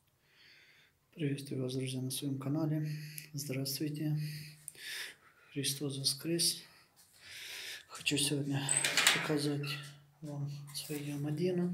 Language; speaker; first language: Russian; non-native, local second language; Romanian